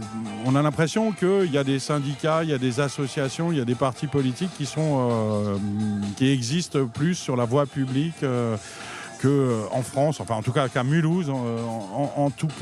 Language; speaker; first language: French; native; French